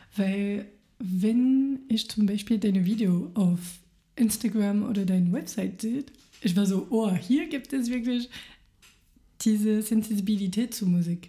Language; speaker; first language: German; non-native, fluent; French